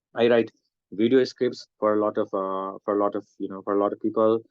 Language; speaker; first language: English; non-native, local second language; Nepali